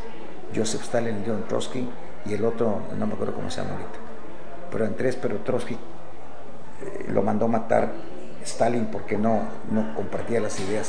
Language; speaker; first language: Spanish; native; Spanish